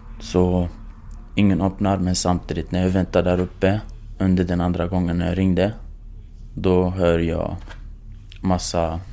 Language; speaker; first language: Swedish; non-native, fluent; Kurdish